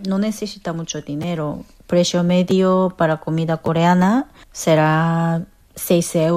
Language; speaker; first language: Spanish; non-native, fluent; Korean